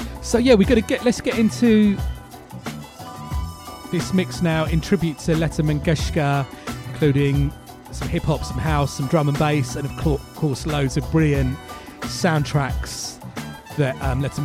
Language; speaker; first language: English; native; English